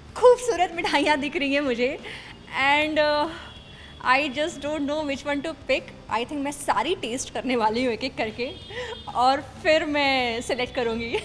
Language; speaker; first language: Hindi; native; Hindi